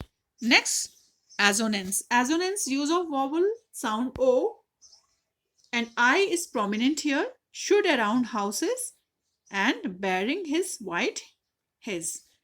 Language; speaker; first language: English; non-native, local second language; Hindi